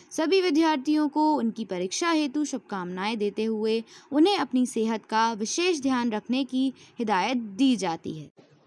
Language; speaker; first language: Hindi; native; Hindi